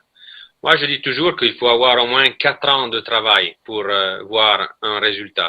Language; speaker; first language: French; non-native, fluent; Italian